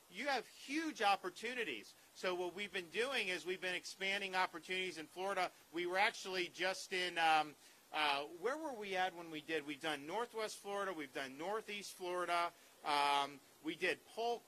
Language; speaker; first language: English; native; English